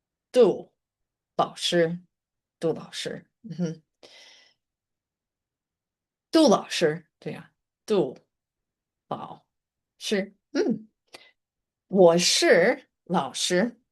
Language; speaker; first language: Chinese; non-native, fluent; English